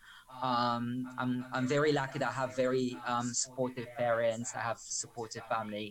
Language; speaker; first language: English; non-native, local second language; Filipino